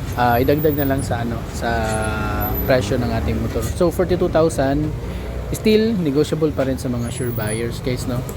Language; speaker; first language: Filipino; non-native, local second language; Cebuano